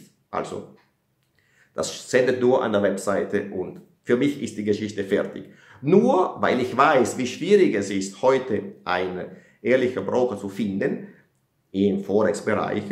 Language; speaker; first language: German; non-native, fluent; Italian